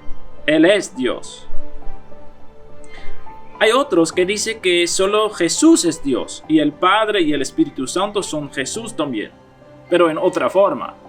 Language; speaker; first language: Spanish; non-native, fluent; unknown